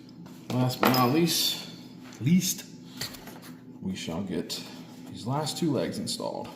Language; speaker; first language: English; native; English